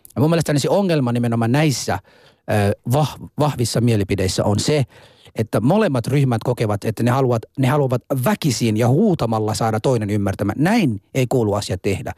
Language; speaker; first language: Finnish; non-native, fluent; Arabic